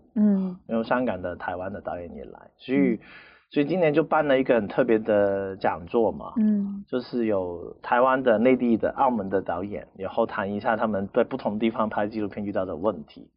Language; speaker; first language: Chinese; non-native, local second language; Cantonese